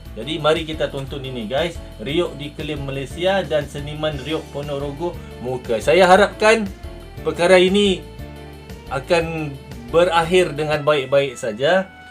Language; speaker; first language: Malay; native; Malay